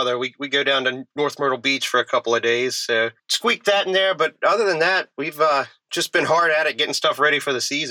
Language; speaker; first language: English; native; English